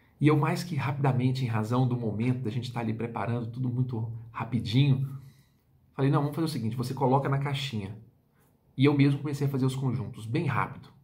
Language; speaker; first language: Portuguese; native; Portuguese